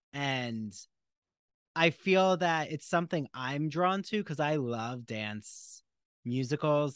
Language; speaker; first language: English; native; English